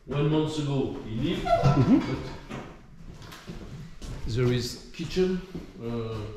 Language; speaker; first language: English; non-native, learner; French